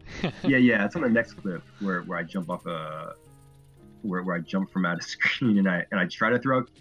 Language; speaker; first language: English; native; English